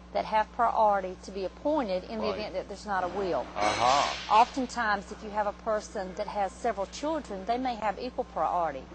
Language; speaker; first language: English; native; English